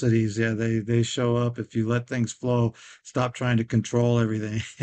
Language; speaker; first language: English; native; English